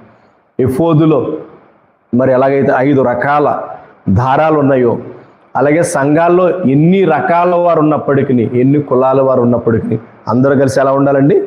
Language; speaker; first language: Telugu; native; Telugu